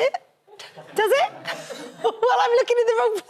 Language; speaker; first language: English; native; English